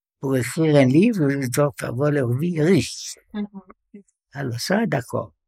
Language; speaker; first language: French; non-native, local second language; Arabic